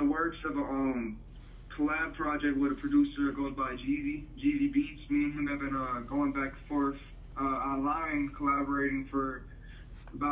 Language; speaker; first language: English; native; English